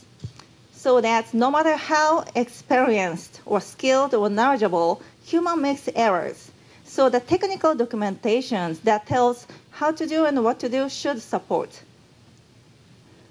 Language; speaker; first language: English; non-native, fluent; Japanese